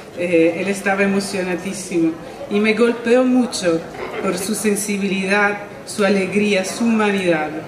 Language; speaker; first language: Spanish; non-native, fluent; Italian